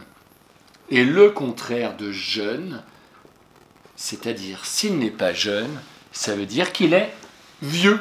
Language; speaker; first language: French; native; French